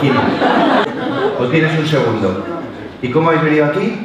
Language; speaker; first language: Spanish; native; Spanish